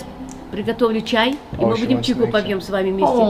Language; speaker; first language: Russian; native; Russian